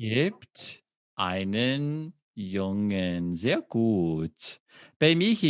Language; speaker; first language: German; non-native, fluent; English